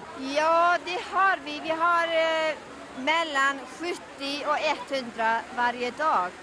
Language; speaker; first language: Swedish; non-native, learner; Icelandic